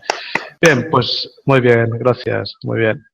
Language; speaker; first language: Spanish; native; Spanish